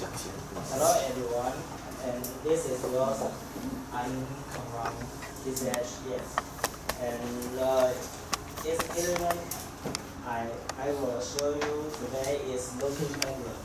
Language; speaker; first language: English; non-native, learner; Chinese